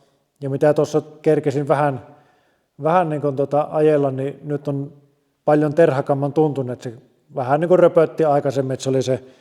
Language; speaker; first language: Finnish; native; Finnish